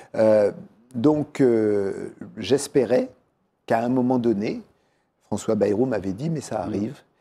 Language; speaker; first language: French; native; French